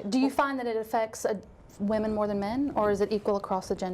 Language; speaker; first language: English; native; English